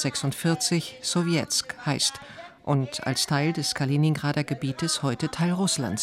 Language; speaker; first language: German; native; German